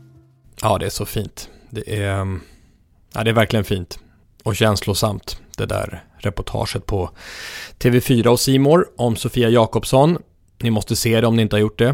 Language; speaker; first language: Swedish; native; Swedish